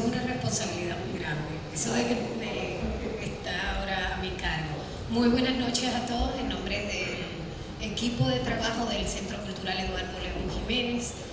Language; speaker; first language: Spanish; native; Spanish